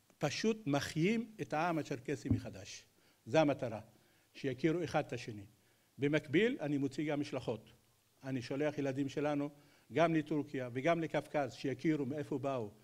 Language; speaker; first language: Hebrew; non-native, local second language; Adyghe